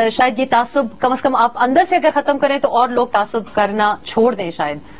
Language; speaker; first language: Urdu; non-native, local second language; Pashto